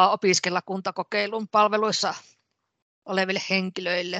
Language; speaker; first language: Finnish; native; Finnish